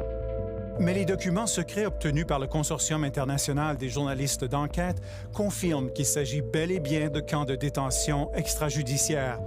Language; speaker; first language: French; native; French